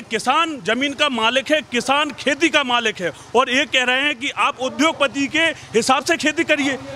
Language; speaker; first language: Hindi; native; Hindi